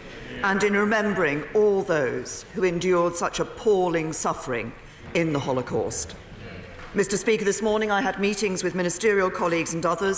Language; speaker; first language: English; native; English